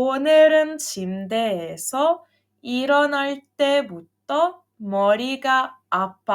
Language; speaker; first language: Korean; non-native, fluent; Serbian